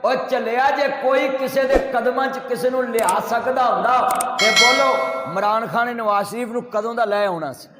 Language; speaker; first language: Urdu; non-native, local second language; Punjabi